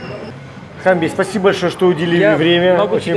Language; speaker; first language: Russian; native; Russian